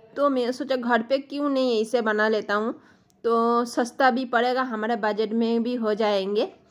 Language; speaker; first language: Hindi; non-native, local second language; Bangla